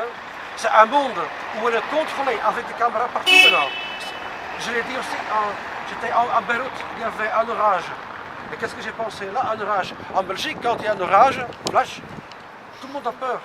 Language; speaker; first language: French; non-native, local second language; Dutch